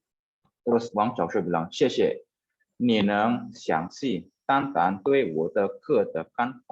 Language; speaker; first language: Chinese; non-native, fluent; Indonesian